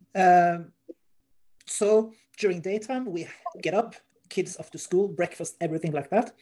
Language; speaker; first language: English; non-native, fluent; Norwegian